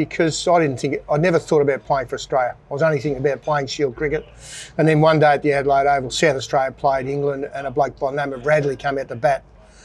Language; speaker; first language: English; native; English